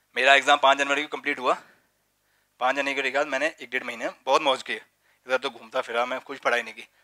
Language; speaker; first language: Hindi; native; Hindi